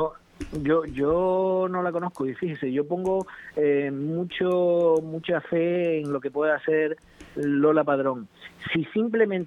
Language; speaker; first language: Spanish; native; Spanish